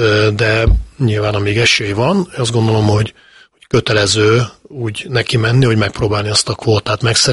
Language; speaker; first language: Hungarian; native; Hungarian